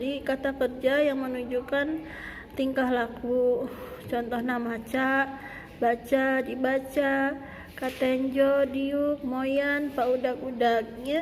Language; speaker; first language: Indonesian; non-native, local second language; Sundanese